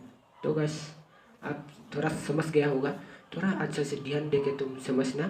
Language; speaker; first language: Hindi; non-native, local second language; Bodo